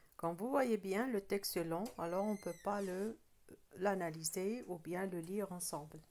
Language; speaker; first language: French; non-native, local second language; Arabic